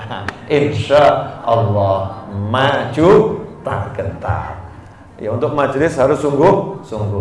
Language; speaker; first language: Indonesian; native; Indonesian